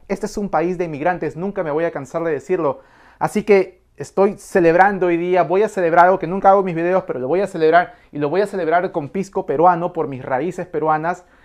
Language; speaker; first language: Spanish; native; Spanish